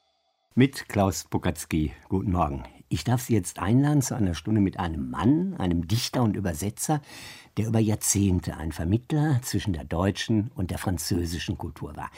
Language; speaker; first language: German; native; German